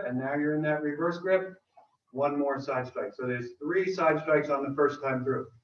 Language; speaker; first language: English; native; English